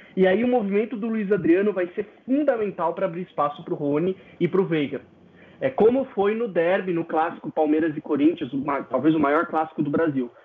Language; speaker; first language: Portuguese; native; Portuguese